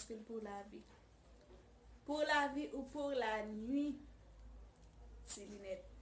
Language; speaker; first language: French; non-native, learner; Haitian Creole